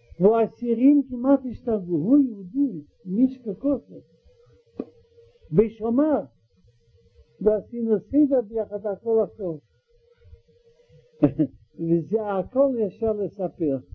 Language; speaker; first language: Hebrew; non-native, learner; Russian